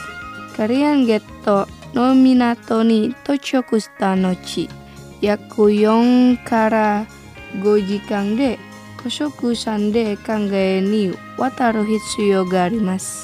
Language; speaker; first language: Japanese; non-native, fluent; Indonesian